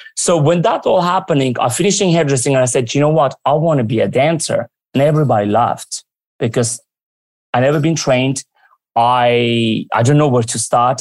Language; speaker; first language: English; early bilingual, other home language; Armenian